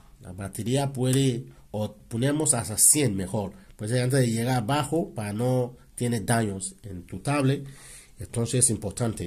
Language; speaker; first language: Spanish; non-native, learner; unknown